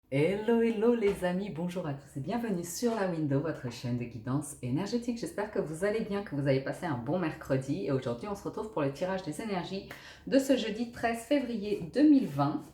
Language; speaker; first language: French; native; French